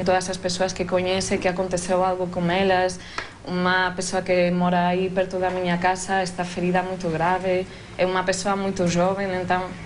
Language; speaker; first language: Portuguese; non-native, fluent; Spanish